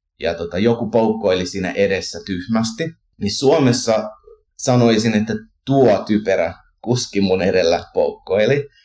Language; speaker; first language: Finnish; early bilingual, heritage; Finnish